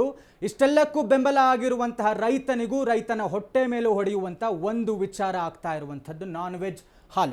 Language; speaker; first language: Kannada; native; Kannada